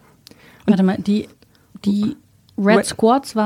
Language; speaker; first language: German; native; German